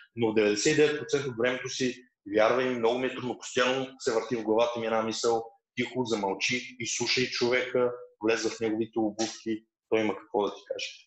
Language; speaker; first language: Bulgarian; early bilingual, other home language; Russian